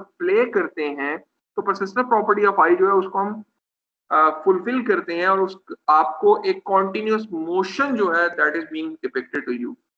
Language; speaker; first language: Urdu; non-native, local second language; Punjabi